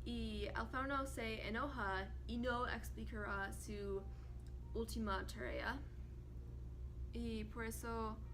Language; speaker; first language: Spanish; non-native, learner; English